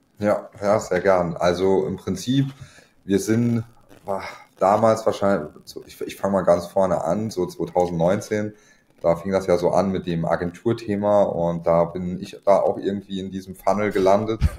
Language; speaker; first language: German; native; German